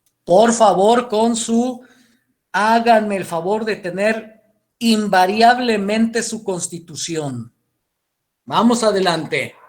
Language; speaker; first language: Spanish; native; Spanish